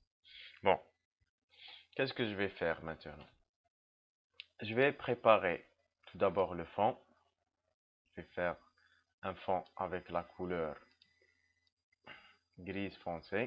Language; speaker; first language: French; non-native, local second language; Arabic